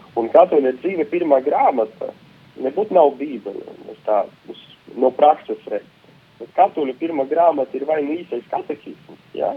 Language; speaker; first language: Latvian; non-native, local second language; Russian